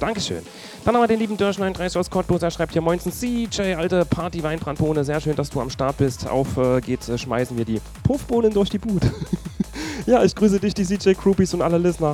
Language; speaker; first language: German; native; German